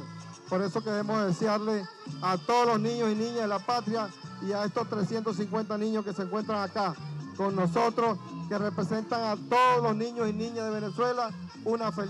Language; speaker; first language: Spanish; native; Spanish